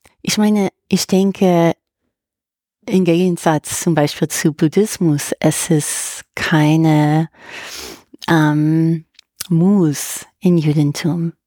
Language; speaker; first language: German; non-native, fluent; English